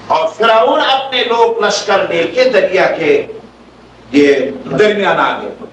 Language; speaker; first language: Urdu; non-native, fluent; Bangla